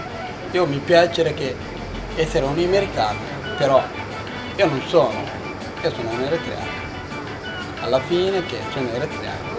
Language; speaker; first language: Italian; non-native, learner; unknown